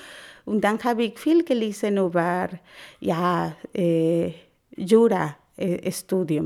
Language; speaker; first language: German; non-native, learner; Spanish